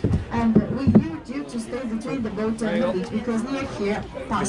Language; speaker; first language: English; non-native, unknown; Italian